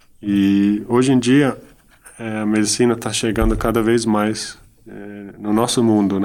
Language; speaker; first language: Portuguese; non-native, fluent; Dutch